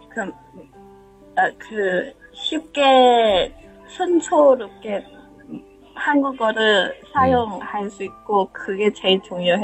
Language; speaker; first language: Korean; non-native, learner; Chinese